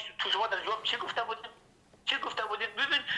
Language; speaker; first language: Persian; native; Persian